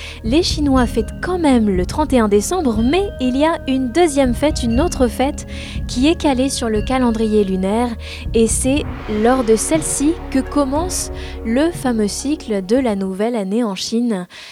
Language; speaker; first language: French; native; French